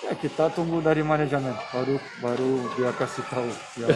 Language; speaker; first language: Indonesian; non-native, fluent; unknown